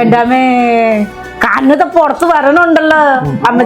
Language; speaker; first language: Malayalam; non-native, learner; Nepali